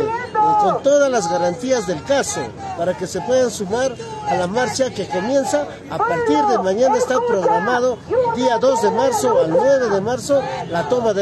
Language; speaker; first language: Spanish; native; Spanish